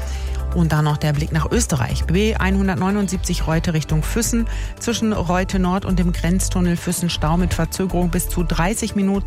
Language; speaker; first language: German; native; German